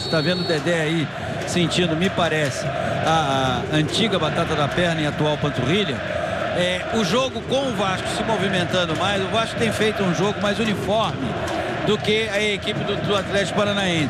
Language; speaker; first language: Portuguese; native; Portuguese